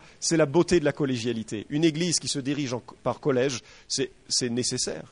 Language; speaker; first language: French; native; French